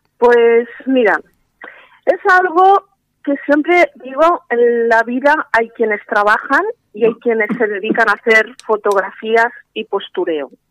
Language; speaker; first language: Spanish; early bilingual, other home language; Arabic